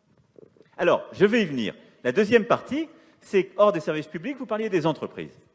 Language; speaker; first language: French; native; French